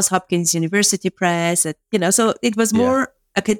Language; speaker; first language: English; non-native, fluent; Persian